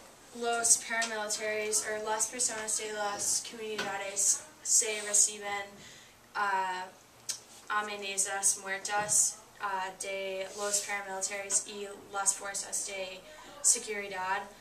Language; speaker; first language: Spanish; non-native, learner; English